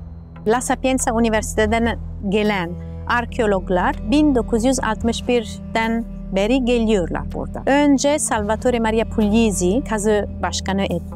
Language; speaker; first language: Turkish; non-native, fluent; Italian